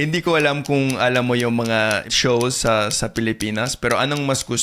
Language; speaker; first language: Filipino; non-native, fluent; English